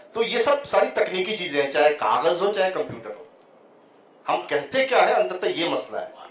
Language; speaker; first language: Hindi; native; Hindi